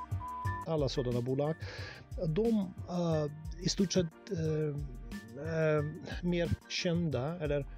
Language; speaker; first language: Swedish; non-native, fluent; Russian